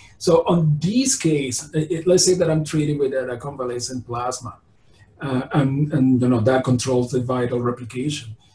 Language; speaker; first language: English; non-native, fluent; Spanish